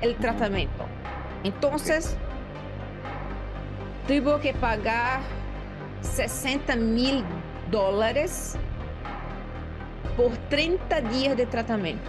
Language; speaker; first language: Spanish; non-native, learner; Portuguese